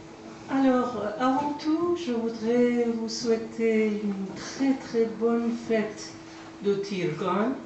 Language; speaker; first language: French; non-native, fluent; Persian